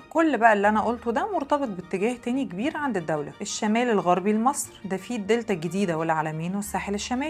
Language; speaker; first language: Arabic; native; Arabic